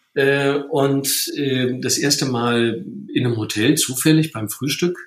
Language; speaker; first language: German; native; German